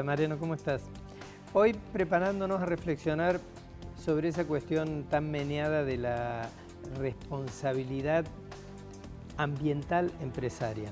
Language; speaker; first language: Spanish; native; Spanish